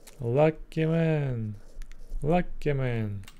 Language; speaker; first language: English; non-native, learner; Russian